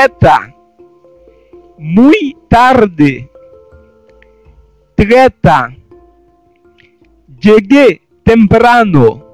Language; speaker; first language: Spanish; non-native, fluent; Haitian Creole